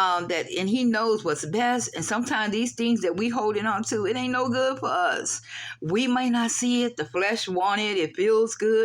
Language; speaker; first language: English; native; English